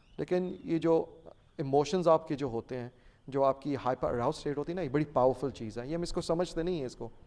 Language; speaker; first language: Urdu; non-native, local second language; Punjabi